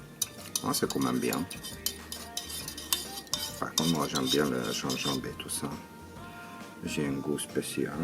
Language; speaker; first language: French; non-native, learner; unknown